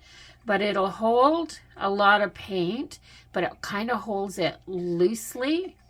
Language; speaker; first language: English; native; English